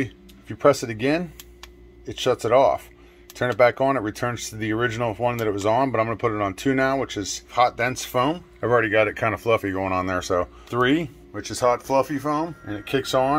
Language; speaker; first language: English; native; English